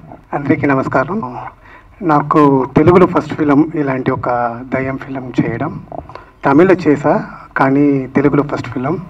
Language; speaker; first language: Telugu; non-native, learner; Tamil